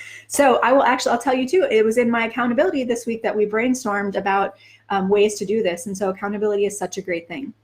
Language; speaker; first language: English; native; English